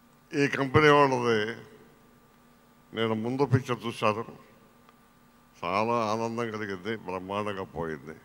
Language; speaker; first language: Telugu; native; Telugu